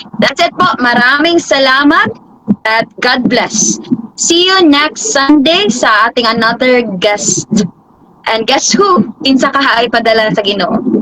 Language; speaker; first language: Filipino; non-native, local second language; Cebuano